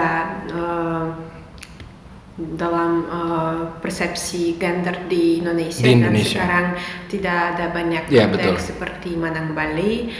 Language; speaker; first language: Indonesian; non-native, fluent; Russian